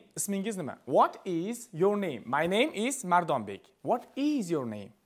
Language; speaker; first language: English; non-native, fluent; Uzbek